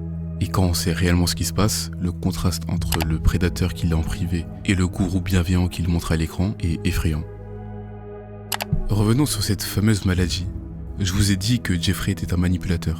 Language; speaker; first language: French; native; French